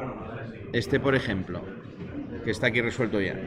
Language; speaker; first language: Spanish; native; Spanish